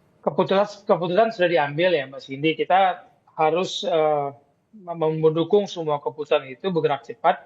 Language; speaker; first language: Indonesian; native; Indonesian